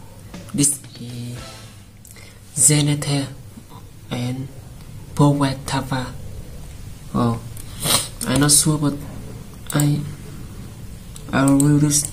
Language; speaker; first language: English; non-native, learner; Vietnamese